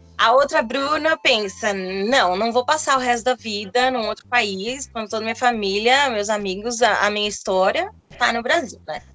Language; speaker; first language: Portuguese; native; Portuguese